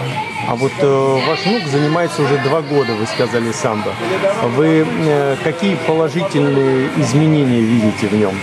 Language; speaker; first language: Russian; native; Russian